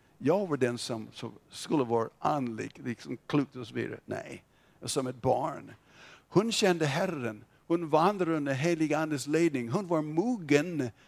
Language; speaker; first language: Swedish; non-native, fluent; English